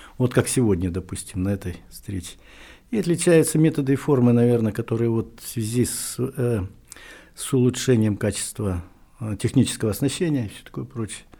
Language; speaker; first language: Russian; native; Russian